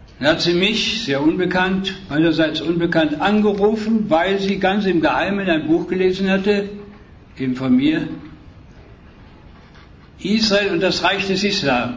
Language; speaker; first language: German; native; German